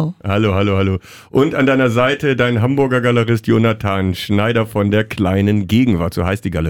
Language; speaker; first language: German; native; German